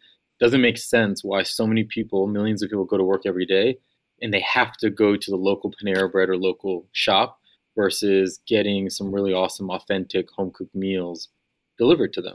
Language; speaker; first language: English; native; English